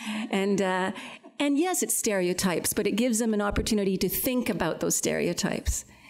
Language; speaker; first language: English; native; English